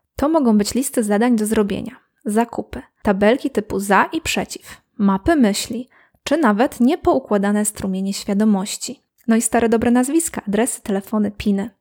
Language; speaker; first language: Polish; native; Polish